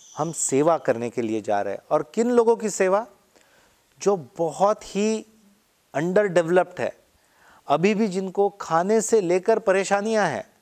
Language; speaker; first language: Hindi; non-native, local second language; Marathi